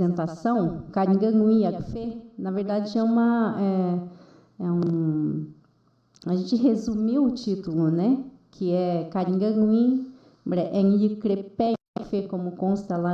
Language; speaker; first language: Portuguese; non-native, local second language; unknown